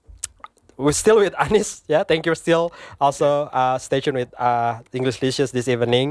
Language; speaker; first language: English; non-native, fluent; Indonesian